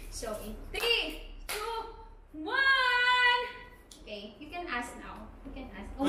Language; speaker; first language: English; non-native, local second language; Filipino